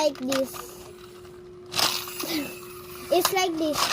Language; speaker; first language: English; non-native, local second language; Filipino